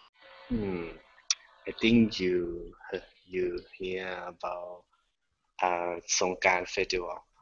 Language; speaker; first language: English; non-native, learner; Thai